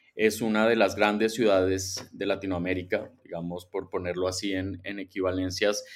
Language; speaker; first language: Spanish; native; Spanish